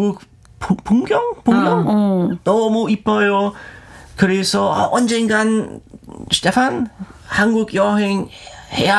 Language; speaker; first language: Korean; non-native, learner; German